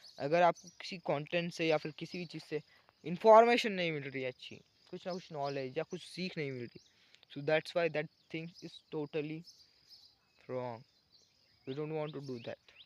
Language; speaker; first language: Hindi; non-native, local second language; Marathi